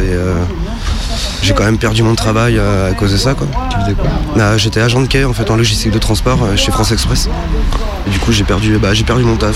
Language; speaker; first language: French; native; French